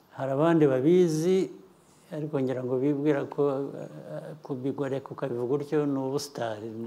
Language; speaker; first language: Kinyarwanda; early bilingual, heritage; Kinyarwanda